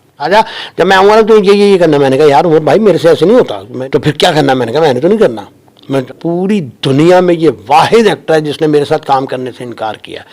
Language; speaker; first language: Urdu; non-native, local second language; Punjabi